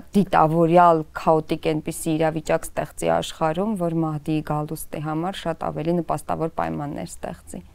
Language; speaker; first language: Armenian; native; Armenian